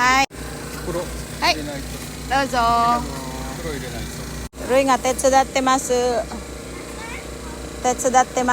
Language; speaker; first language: Japanese; non-native, fluent; Filipino